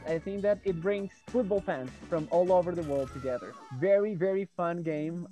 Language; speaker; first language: English; non-native, fluent; Spanish